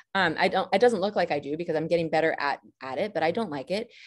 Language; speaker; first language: English; native; English